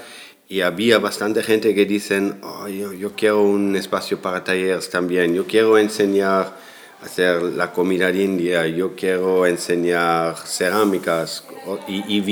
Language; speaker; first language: Spanish; non-native, fluent; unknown